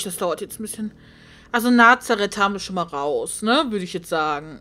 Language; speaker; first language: German; native; German